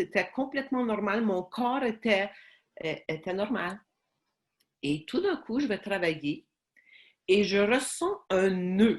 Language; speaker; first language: French; non-native, fluent; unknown